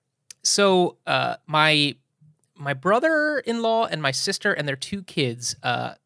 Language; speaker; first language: English; native; English